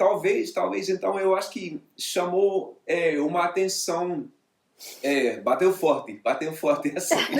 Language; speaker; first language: Portuguese; non-native, fluent; English